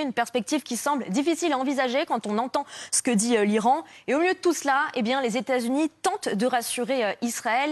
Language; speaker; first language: French; native; French